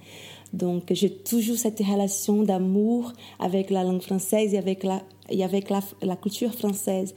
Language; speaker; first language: French; non-native, fluent; Portuguese